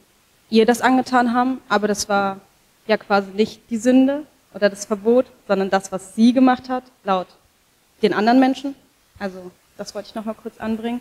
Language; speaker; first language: German; early bilingual, other home language; Kurdish